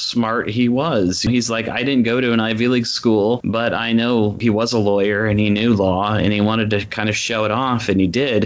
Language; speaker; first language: English; native; English